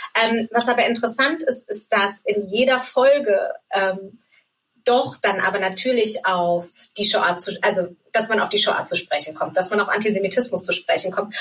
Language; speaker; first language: German; native; German